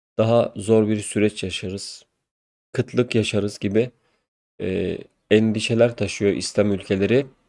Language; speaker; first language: Turkish; native; Turkish